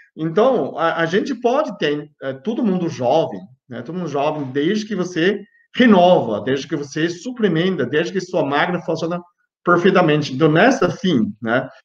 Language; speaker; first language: Portuguese; non-native, fluent; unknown